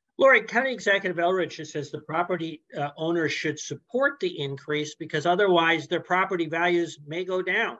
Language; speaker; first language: English; native; English